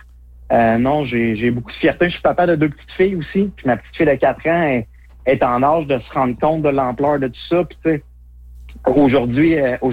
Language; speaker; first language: French; native; French